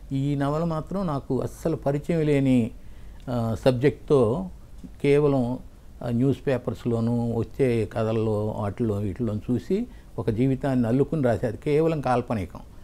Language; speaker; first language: Telugu; native; Telugu